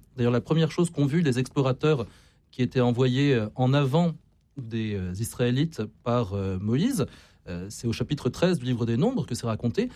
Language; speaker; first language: French; native; French